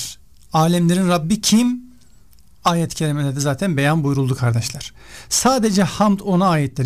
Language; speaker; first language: Turkish; native; Turkish